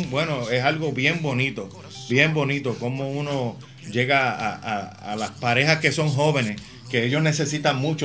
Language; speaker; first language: Spanish; native; Spanish